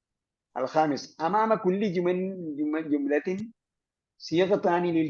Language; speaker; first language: Arabic; non-native, fluent; Malayalam